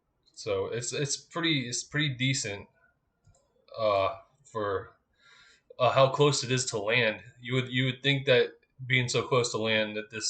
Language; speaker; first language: English; native; English